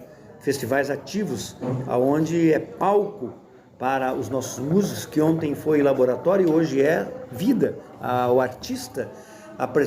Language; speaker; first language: Portuguese; native; Portuguese